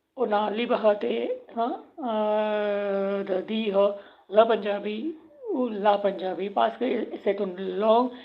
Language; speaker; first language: French; non-native, learner; Punjabi